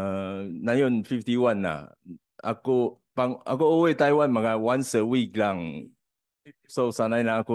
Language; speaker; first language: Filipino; non-native, learner; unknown